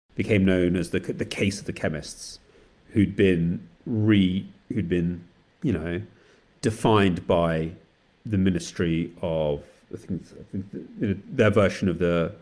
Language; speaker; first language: English; native; English